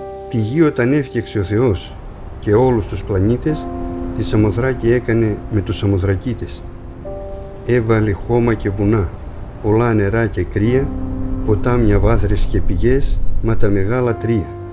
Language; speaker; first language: Greek; native; Greek